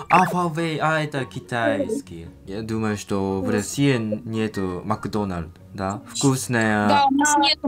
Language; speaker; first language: Russian; non-native, fluent; Japanese